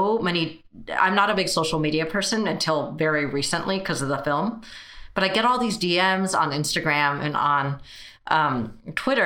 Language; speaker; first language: English; early bilingual, other home language; Chinese